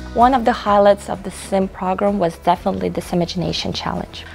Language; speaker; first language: English; non-native, fluent; Russian